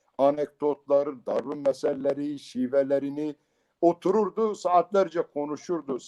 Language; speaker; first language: Turkish; non-native, local second language; Kurdish